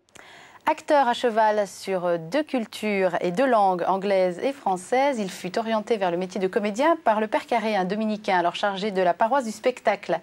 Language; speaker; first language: French; native; French